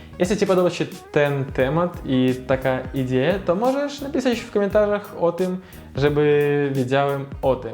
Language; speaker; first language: Polish; non-native, learner; Russian